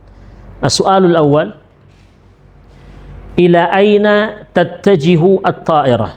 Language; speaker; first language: Arabic; non-native, fluent; Indonesian